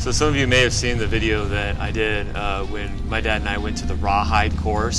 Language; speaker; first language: English; native; English